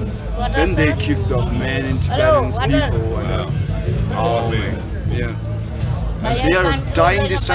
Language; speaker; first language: English; non-native, learner; Tibetan